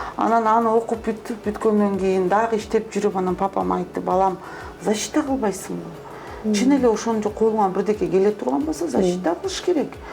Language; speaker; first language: Kyrgyz; non-native, local second language; Russian